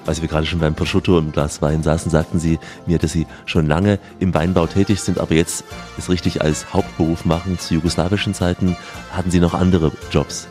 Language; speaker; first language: German; native; German